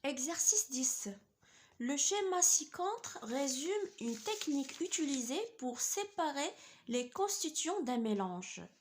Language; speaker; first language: French; non-native, local second language; Arabic